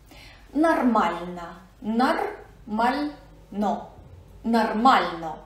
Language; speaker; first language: Russian; non-native, fluent; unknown